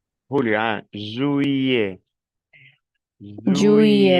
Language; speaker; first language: French; non-native, fluent; Spanish